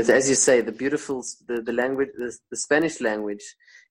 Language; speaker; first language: English; non-native, local second language; Spanish